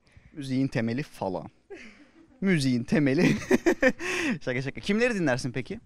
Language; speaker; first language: Turkish; native; Turkish